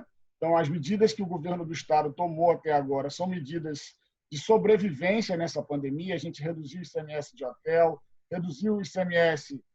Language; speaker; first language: Portuguese; native; Portuguese